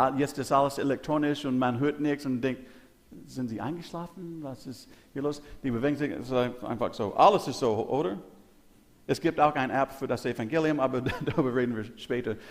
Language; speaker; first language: German; non-native, learner; English